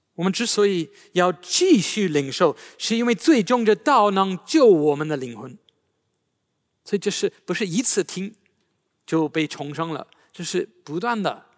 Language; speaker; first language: Chinese; non-native, fluent; English